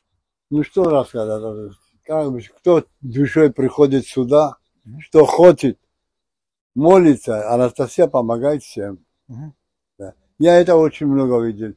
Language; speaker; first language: Russian; non-native, fluent; Georgian